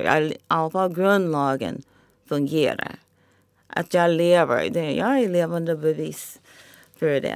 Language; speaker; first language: Swedish; non-native, fluent; English